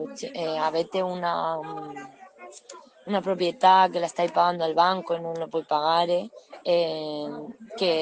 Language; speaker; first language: Italian; non-native, learner; Spanish